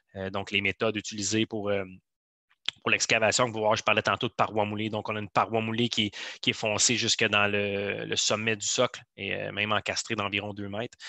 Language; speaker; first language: French; native; French